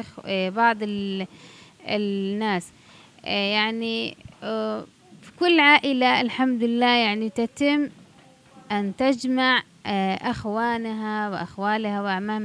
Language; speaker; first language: Arabic; native; Arabic